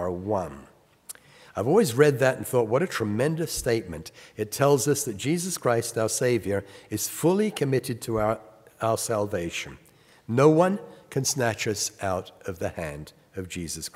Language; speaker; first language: English; native; English